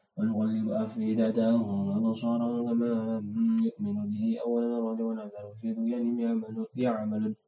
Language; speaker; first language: Arabic; non-native, learner; Indonesian